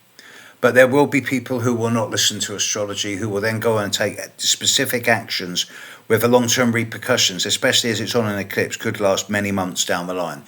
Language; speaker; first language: English; native; English